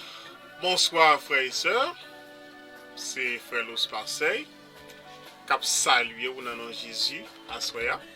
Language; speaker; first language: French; non-native, local second language; Haitian Creole